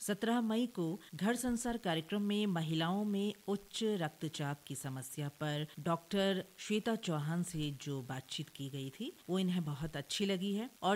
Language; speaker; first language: Hindi; native; Hindi